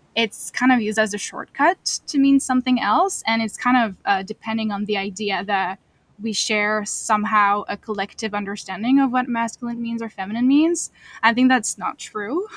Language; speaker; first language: English; non-native, fluent; French